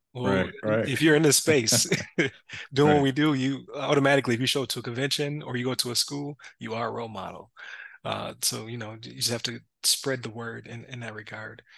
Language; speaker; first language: English; native; English